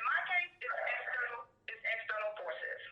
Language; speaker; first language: English; native; English